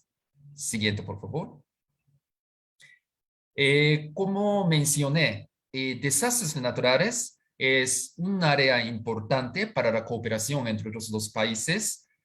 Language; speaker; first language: Spanish; non-native, fluent; Japanese